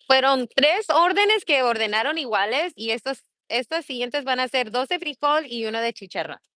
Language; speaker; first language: Spanish; early bilingual, heritage; Spanish